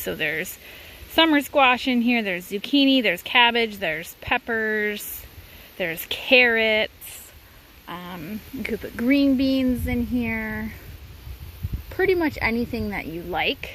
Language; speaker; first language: English; native; English